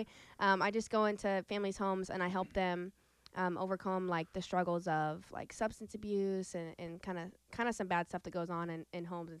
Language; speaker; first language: English; native; English